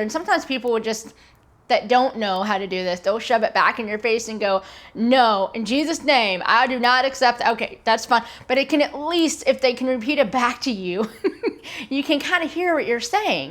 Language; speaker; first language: English; native; English